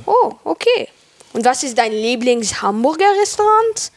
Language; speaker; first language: German; non-native, learner; French